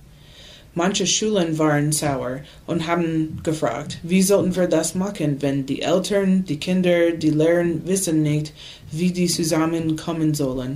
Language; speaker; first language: German; non-native, learner; English